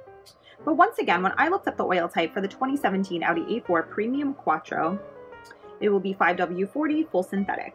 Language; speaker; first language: English; native; English